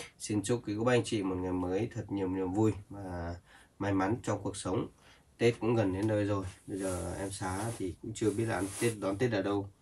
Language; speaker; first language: Vietnamese; native; Vietnamese